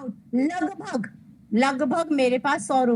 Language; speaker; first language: Hindi; native; Hindi